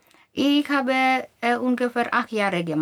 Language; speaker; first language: German; non-native, fluent; Indonesian